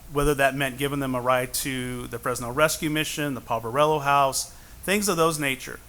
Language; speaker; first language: English; native; English